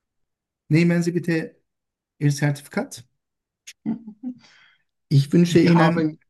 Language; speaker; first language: German; non-native, learner; Turkish